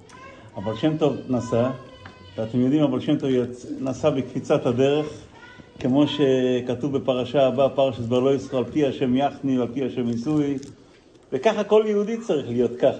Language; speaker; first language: Hebrew; non-native, fluent; Yiddish